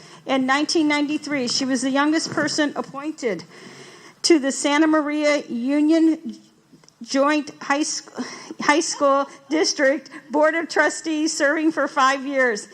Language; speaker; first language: English; native; English